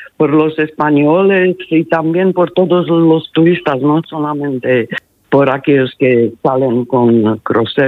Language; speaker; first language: Spanish; non-native, learner; Italian